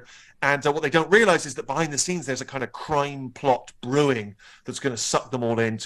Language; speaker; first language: English; native; English